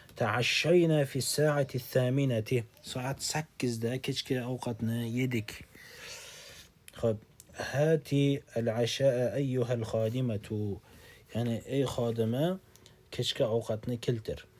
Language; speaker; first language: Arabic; non-native, fluent; Uzbek